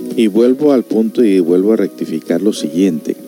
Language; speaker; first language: Spanish; early bilingual, heritage; Spanish